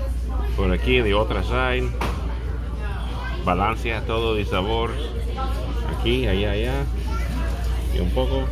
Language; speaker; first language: Spanish; non-native, learner; English